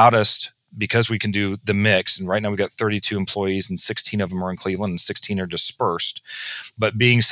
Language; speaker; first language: English; native; English